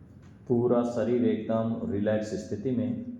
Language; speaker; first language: Hindi; native; Hindi